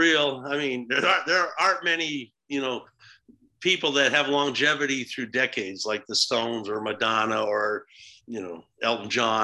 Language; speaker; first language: English; native; English